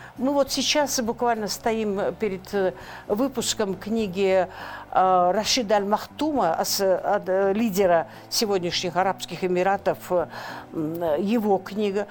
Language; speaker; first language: Russian; non-native, local second language; Kyrgyz